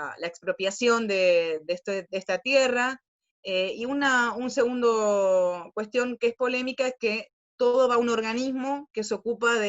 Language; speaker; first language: Spanish; native; Spanish